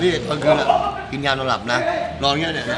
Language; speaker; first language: Thai; native; Thai